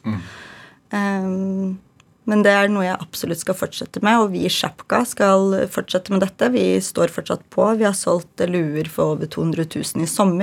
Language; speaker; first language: Norwegian; early bilingual, other home language; Ukrainian